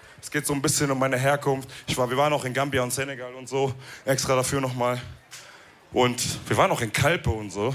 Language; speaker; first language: German; early bilingual, other home language; Wolof